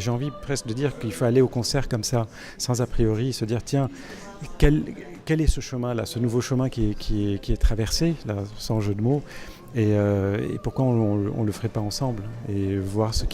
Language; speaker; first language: French; non-native, local second language; Arabic